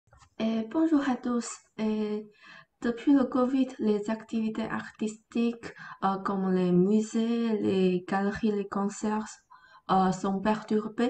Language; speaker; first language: French; non-native, learner; Chinese